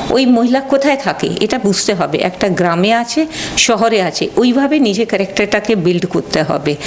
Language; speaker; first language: Bangla; non-native, local second language; Marwari